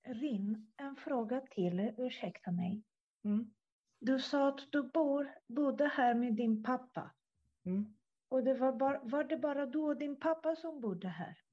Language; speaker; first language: Swedish; non-native, fluent; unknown